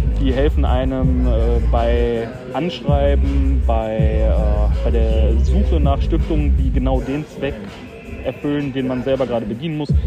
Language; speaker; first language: German; native; German